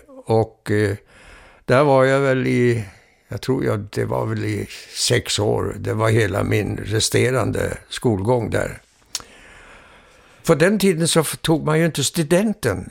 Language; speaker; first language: Swedish; early bilingual, heritage; Swedish